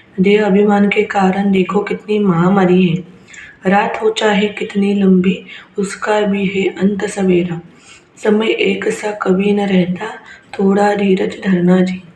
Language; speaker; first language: Hindi; non-native, local second language; Marathi